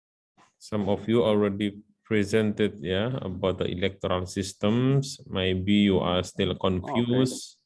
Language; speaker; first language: English; non-native, learner; Indonesian